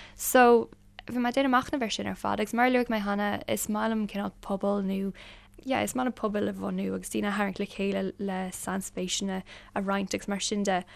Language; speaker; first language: Irish; non-native, local second language; English